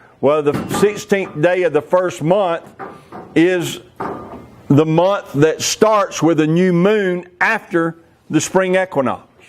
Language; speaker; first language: English; native; English